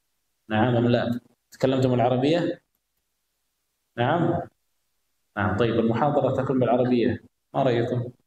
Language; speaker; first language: Arabic; non-native, fluent; Indonesian